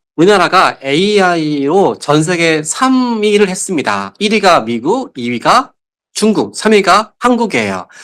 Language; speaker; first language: Korean; native; Korean